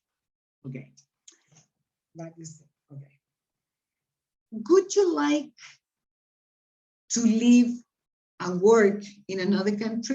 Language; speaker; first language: English; non-native, fluent; Spanish